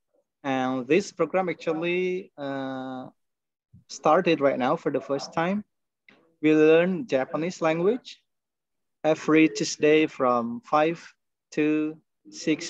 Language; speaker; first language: English; non-native, learner; Indonesian